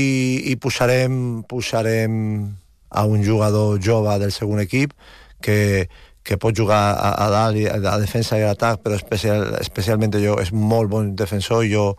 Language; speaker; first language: Catalan; non-native, local second language; Spanish